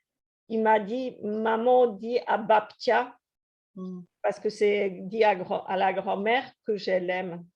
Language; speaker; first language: French; non-native, fluent; Polish